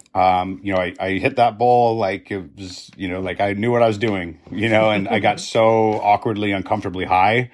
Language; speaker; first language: English; native; English